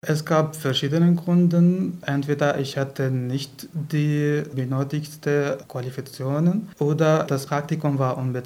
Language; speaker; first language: German; non-native, fluent; Arabic